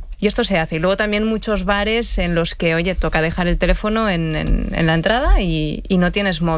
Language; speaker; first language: Spanish; native; Spanish